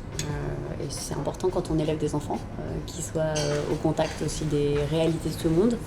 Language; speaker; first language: French; native; French